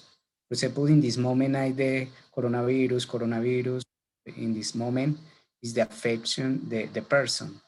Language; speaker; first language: English; non-native, learner; Spanish